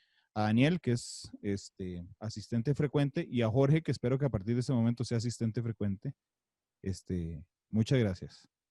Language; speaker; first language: Spanish; native; Spanish